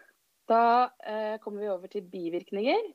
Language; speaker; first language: Norwegian; native; Norwegian